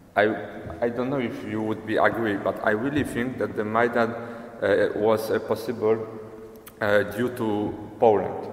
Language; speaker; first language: English; non-native, fluent; Polish